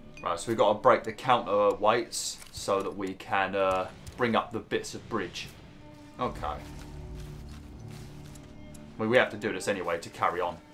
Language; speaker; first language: English; native; English